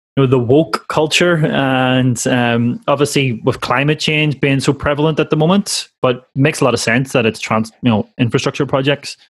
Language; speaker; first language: English; native; English